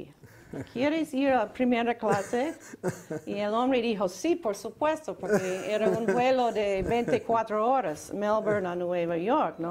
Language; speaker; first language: Spanish; non-native, fluent; English